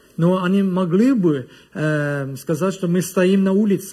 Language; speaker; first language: Russian; non-native, learner; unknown